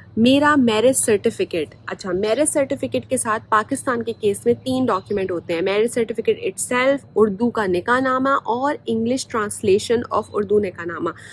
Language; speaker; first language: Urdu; native; Urdu